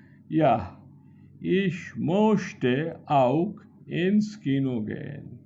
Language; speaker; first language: German; non-native, fluent; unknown